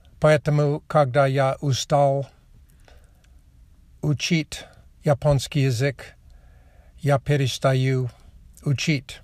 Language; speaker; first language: Russian; non-native, learner; English